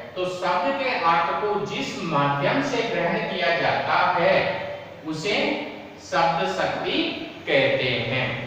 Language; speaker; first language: Hindi; native; Hindi